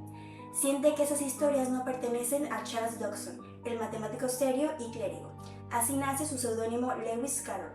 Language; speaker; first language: Spanish; native; Spanish